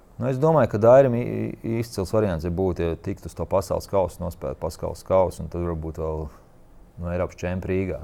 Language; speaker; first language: Latvian; native; Latvian